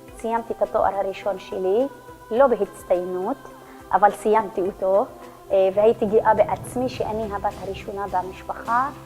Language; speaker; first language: Hebrew; non-native, local second language; Arabic